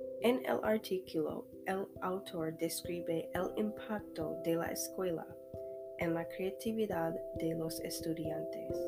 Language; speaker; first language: Spanish; non-native, learner; English